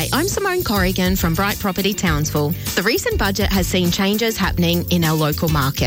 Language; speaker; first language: English; native; English